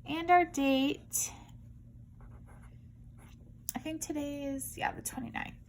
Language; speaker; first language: English; native; English